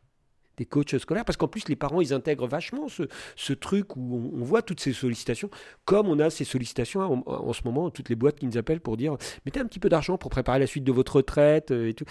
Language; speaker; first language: French; native; French